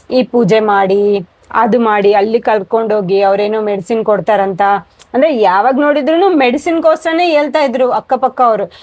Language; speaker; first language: Kannada; non-native, local second language; Telugu